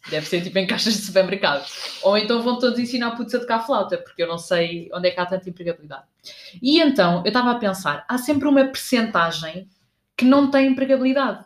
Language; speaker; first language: Portuguese; native; Portuguese